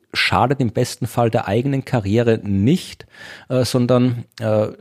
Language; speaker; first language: German; native; German